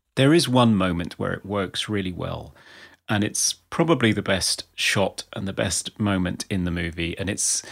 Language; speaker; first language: English; native; English